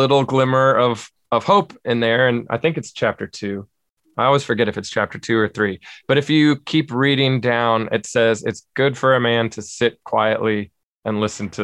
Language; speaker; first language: English; native; English